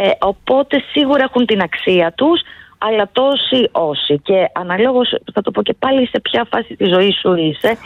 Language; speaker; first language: Greek; native; Greek